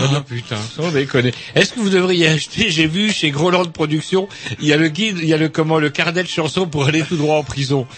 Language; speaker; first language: French; native; French